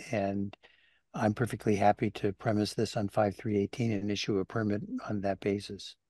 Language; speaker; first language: English; native; English